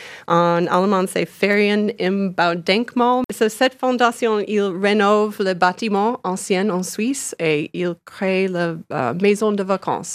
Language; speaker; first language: French; non-native, learner; English